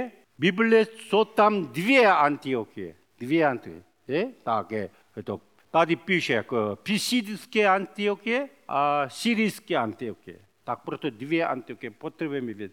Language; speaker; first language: Czech; non-native, learner; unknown